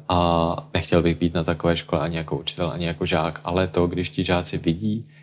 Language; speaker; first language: Czech; native; Czech